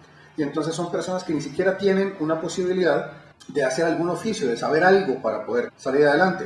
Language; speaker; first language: Spanish; native; Spanish